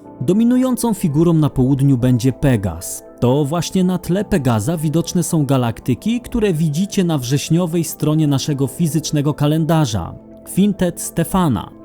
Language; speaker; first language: Polish; native; Polish